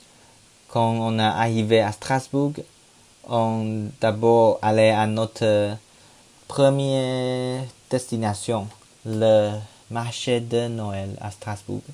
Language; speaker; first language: French; non-native, learner; Chinese